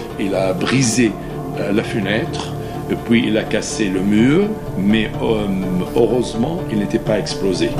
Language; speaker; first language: French; non-native, fluent; Arabic